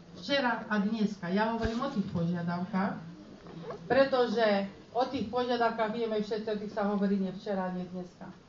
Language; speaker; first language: Slovak; early bilingual, heritage; Slovak